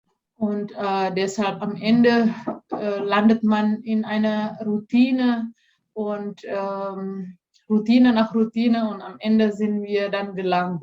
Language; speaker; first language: German; non-native, fluent; Indonesian